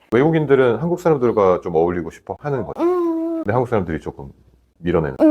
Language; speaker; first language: Korean; native; Korean